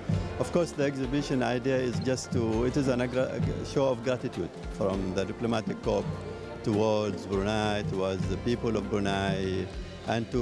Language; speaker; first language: English; non-native, fluent; Arabic